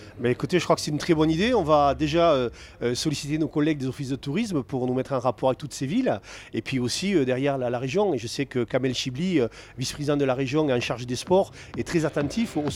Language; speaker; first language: French; native; French